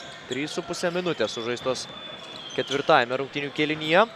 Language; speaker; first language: Lithuanian; native; Lithuanian